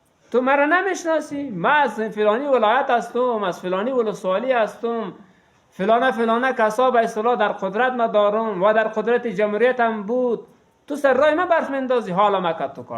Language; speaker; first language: Persian; native; Persian